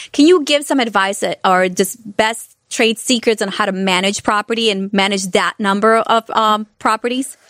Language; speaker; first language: English; non-native, fluent; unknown